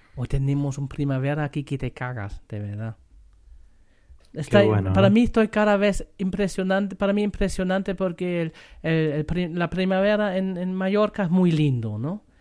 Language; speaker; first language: Spanish; non-native, fluent; German